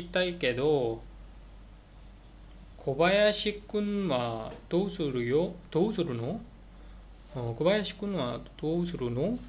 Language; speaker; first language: Japanese; non-native, learner; Korean